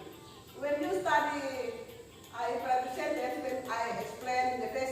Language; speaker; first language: English; non-native, learner; Indonesian